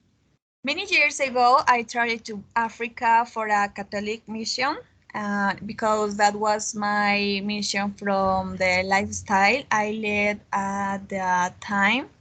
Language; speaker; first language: English; non-native, learner; Spanish